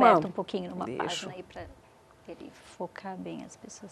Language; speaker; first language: Portuguese; native; Portuguese